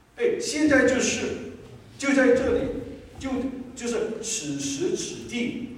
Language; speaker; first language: Chinese; non-native, local second language; Cantonese